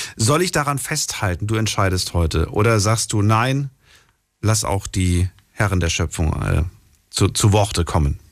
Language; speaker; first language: German; native; German